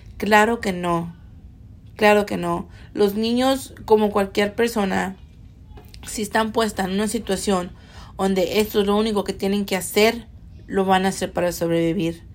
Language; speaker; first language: Spanish; early bilingual, heritage; Spanish